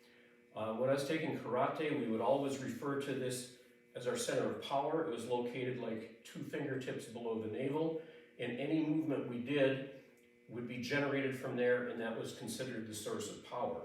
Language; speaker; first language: English; native; English